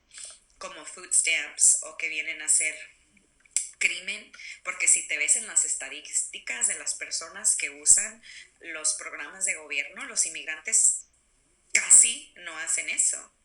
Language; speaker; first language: Spanish; early bilingual, other home language; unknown